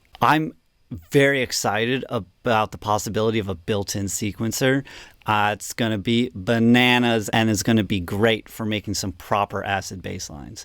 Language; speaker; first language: English; native; English